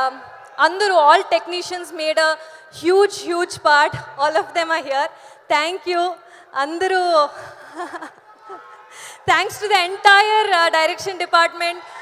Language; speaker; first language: Telugu; non-native, learner; Kannada